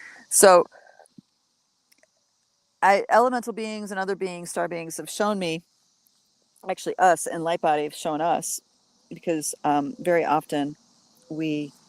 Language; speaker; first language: English; native; English